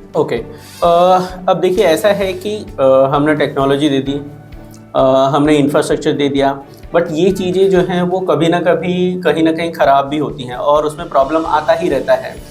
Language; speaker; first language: Hindi; native; Hindi